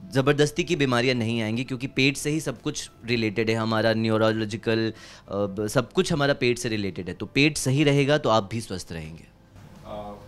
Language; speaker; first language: Hindi; native; Hindi